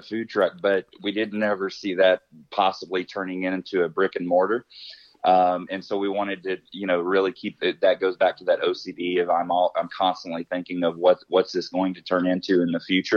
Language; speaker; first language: English; native; English